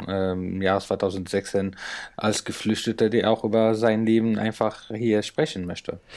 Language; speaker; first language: German; non-native, fluent; Arabic